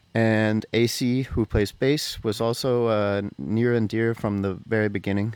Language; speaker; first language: English; native; English